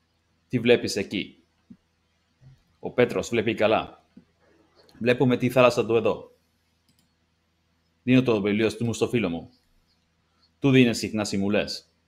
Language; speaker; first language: Greek; non-native, learner; English